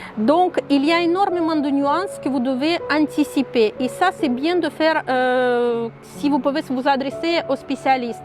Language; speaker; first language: French; non-native, fluent; Russian